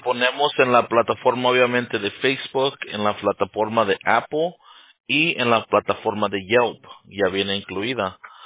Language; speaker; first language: Spanish; early bilingual, heritage; Spanish